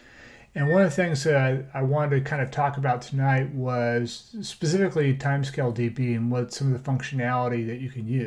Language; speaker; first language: English; native; English